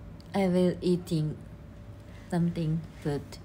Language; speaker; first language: English; non-native, learner; Japanese